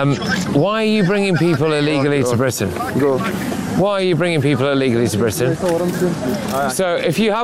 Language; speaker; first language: English; native; English